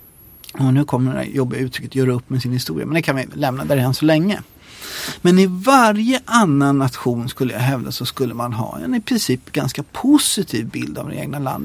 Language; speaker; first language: Swedish; native; Swedish